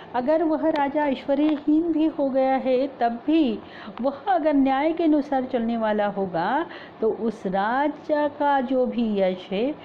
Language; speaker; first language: Hindi; non-native, local second language; Marathi